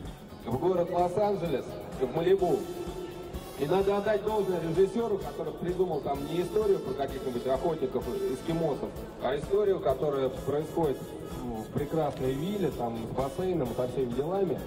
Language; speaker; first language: Russian; native; Russian